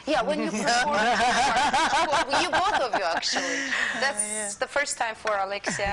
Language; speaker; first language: English; non-native, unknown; Armenian